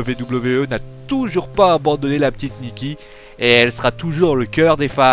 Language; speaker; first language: French; native; French